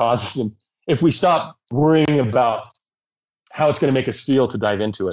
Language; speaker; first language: English; native; English